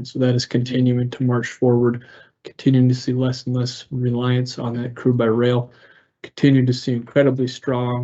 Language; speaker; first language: English; native; English